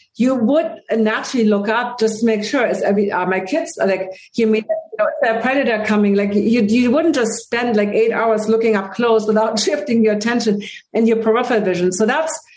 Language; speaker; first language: English; non-native, fluent; German